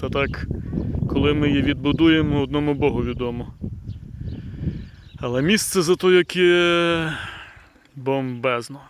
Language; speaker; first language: Ukrainian; native; Ukrainian